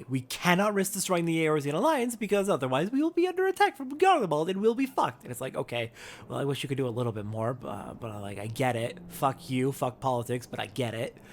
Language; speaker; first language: English; native; English